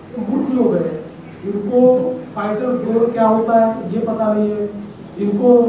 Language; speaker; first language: Hindi; non-native, local second language; Marathi